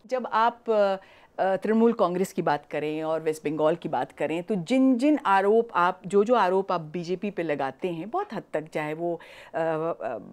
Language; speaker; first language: Hindi; native; Hindi